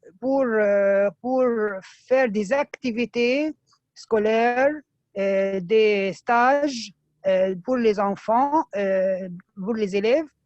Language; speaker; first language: French; non-native, fluent; Arabic